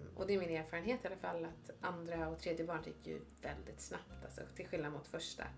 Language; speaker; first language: Swedish; native; Swedish